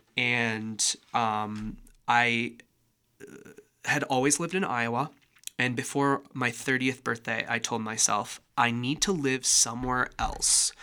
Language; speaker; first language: English; native; English